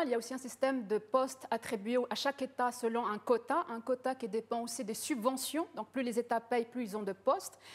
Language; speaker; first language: French; early bilingual, other home language; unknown